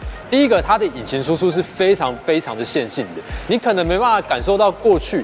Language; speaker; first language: Chinese; native; Chinese